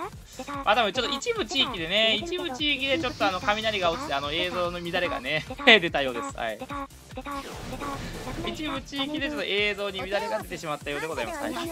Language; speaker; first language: Japanese; native; Japanese